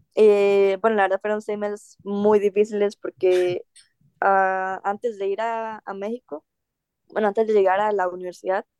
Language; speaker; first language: Spanish; native; Spanish